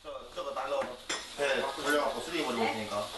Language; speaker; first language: Korean; native; Korean